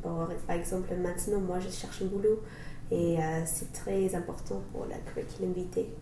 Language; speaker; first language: French; non-native, fluent; English